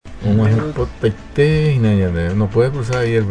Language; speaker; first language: Spanish; native; Spanish